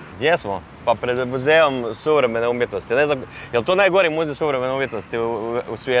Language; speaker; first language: Serbian; native; Serbian